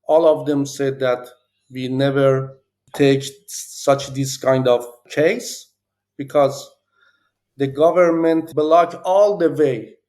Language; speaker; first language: English; non-native, learner; Persian